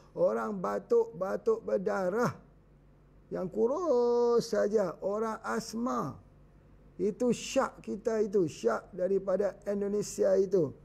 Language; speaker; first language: Malay; native; Malay